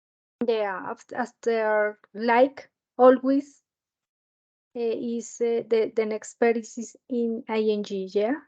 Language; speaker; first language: English; non-native, learner; Spanish